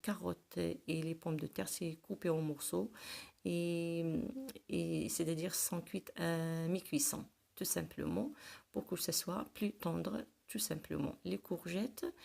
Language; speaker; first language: French; non-native, local second language; Arabic